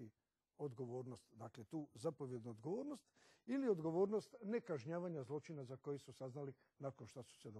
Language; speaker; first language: Croatian; native; Croatian